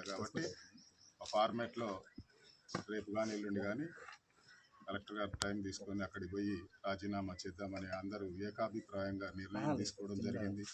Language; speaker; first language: Telugu; native; Telugu